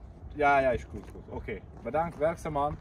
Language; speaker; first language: Dutch; non-native, learner; Hungarian